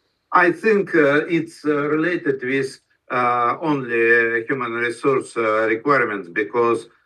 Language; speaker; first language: English; non-native, learner; Russian